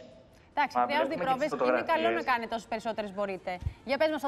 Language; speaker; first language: Greek; native; Greek